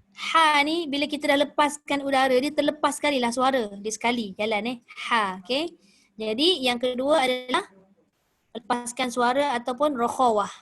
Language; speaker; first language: Malay; native; Malay